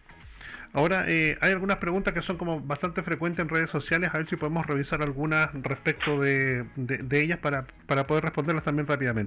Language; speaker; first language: Spanish; native; Spanish